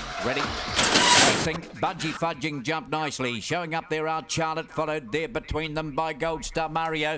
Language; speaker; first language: English; native; English